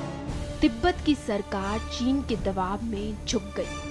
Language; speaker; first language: Hindi; native; Hindi